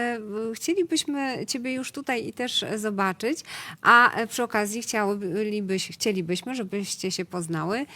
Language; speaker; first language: Polish; native; Polish